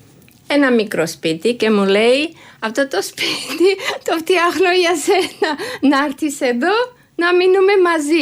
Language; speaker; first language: Greek; non-native, fluent; Georgian